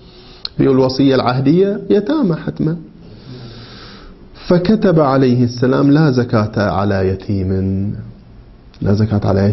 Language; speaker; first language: Arabic; native; Arabic